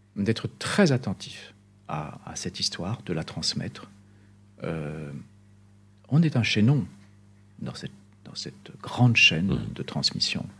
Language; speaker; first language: French; non-native, local second language; Arabic